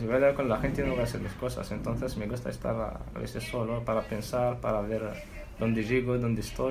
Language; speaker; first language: Spanish; non-native, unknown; Arabic